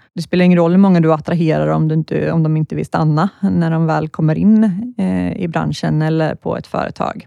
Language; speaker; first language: Swedish; native; Swedish